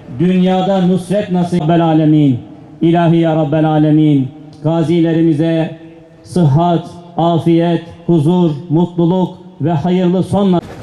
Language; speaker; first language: Turkish; native; Turkish